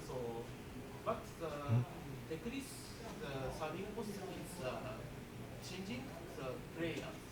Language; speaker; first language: English; non-native, learner; Japanese